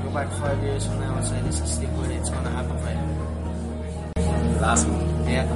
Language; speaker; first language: English; native; English